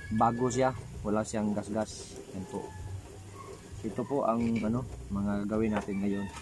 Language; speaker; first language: Filipino; non-native, local second language; Cebuano